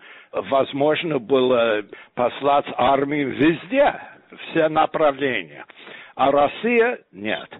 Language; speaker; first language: Russian; non-native, fluent; English